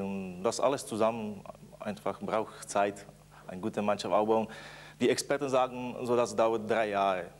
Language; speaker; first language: German; non-native, fluent; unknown